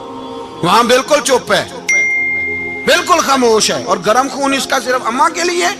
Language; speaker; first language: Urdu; non-native, local second language; Punjabi